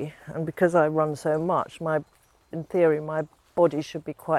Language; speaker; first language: English; native; English